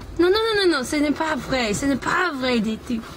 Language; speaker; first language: French; non-native, learner; English